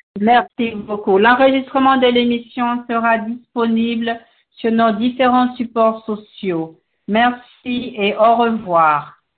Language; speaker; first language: French; non-native, local second language; Bambara